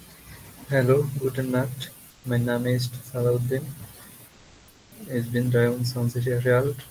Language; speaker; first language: German; non-native, learner; Bangla